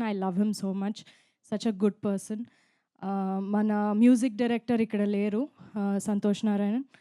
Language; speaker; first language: Telugu; non-native, fluent; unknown